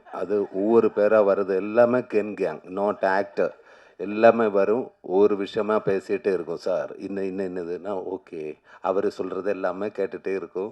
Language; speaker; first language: Tamil; non-native, learner; Malayalam